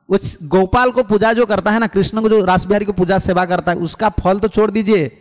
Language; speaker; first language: Hindi; non-native, local second language; Odia